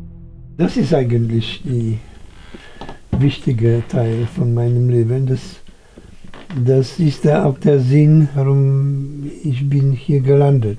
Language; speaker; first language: German; non-native, fluent; Polish